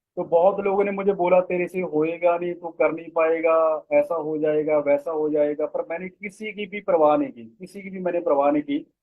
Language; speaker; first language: Hindi; native; Hindi